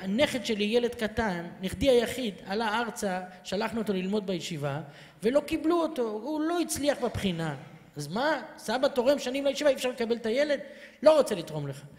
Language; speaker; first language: Hebrew; native; Hebrew